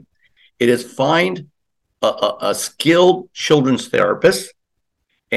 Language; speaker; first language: English; native; English